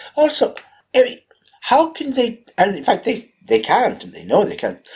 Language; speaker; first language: English; native; English